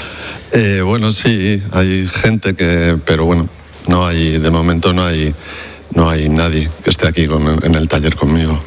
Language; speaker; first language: Spanish; native; Spanish